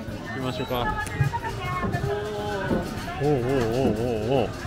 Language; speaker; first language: Japanese; native; Japanese